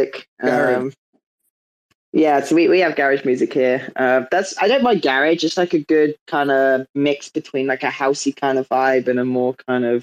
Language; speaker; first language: English; native; English